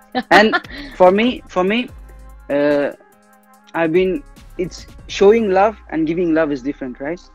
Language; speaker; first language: English; non-native, local second language; Tamil